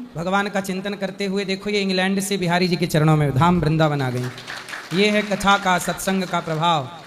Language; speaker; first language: Hindi; native; Hindi